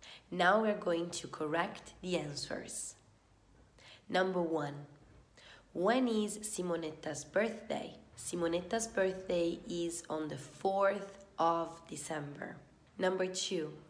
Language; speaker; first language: English; non-native, fluent; Italian